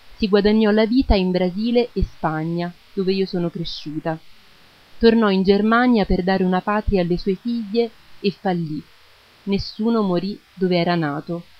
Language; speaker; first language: Italian; early bilingual, other home language; German